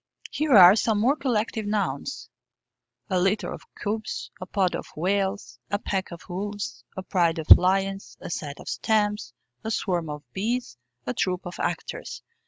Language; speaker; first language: English; non-native, fluent; Albanian